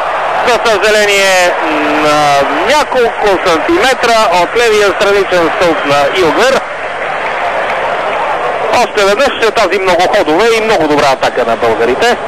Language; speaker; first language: Bulgarian; native; Bulgarian